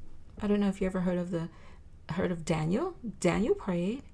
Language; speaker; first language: English; native; English